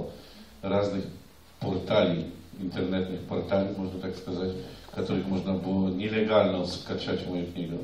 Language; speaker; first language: Russian; non-native, fluent; Polish